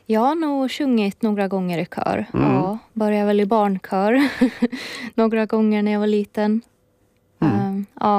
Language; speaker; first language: Swedish; native; Swedish